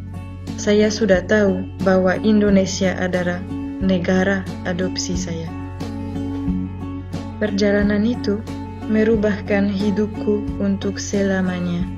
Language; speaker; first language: Indonesian; non-native, fluent; French